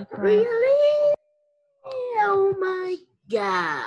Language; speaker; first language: English; non-native, learner; Vietnamese